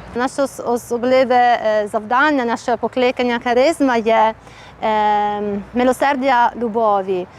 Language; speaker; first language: Ukrainian; non-native, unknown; Italian